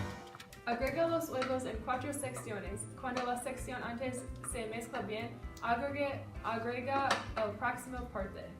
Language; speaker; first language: Spanish; non-native, learner; English